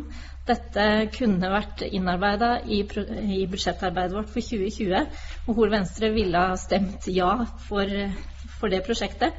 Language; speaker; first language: Norwegian; native; Norwegian